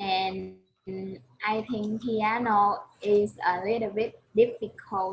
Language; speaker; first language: English; non-native, learner; Vietnamese